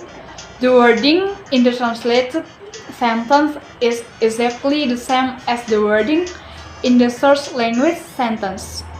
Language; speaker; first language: English; non-native, learner; Indonesian